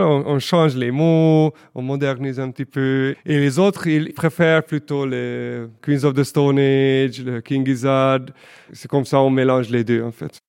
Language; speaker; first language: French; non-native, fluent; Hungarian